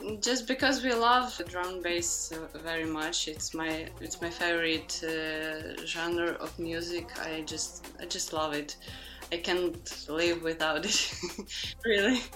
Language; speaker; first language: English; non-native, fluent; Ukrainian